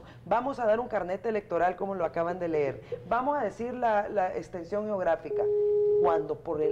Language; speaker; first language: Spanish; native; Spanish